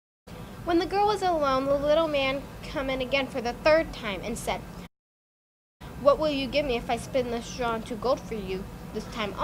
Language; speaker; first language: English; native; English